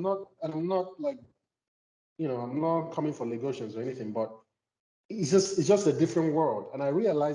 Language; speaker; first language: English; non-native, local second language; Igbo